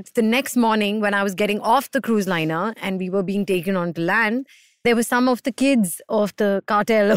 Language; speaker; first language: English; non-native, local second language; Hindi